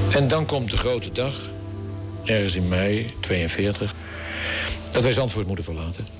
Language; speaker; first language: Dutch; native; Dutch